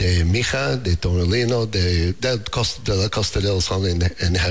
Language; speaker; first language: Spanish; non-native, learner; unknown